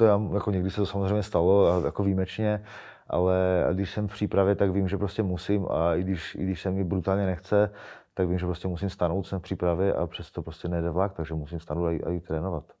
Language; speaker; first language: Czech; native; Czech